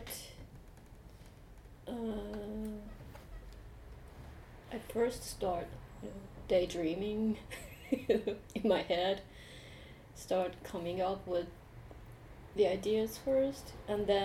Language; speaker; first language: English; non-native, fluent; Japanese